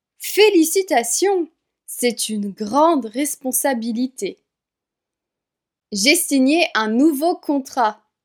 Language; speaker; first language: French; native; French